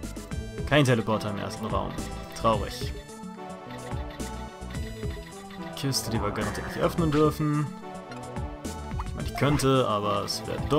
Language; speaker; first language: German; native; German